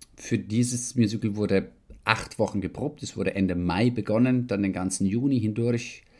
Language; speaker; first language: German; early bilingual, heritage; Italian